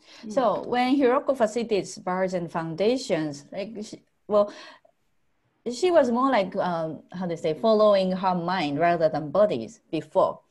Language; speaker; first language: English; non-native, fluent; Japanese